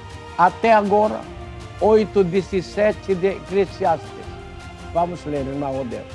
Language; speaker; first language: Portuguese; non-native, learner; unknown